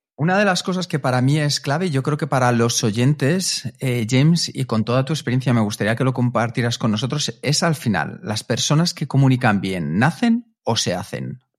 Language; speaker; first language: Spanish; native; Spanish